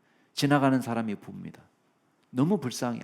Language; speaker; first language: Korean; native; Korean